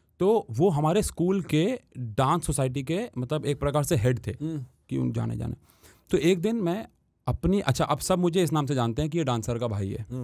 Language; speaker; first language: Hindi; native; Hindi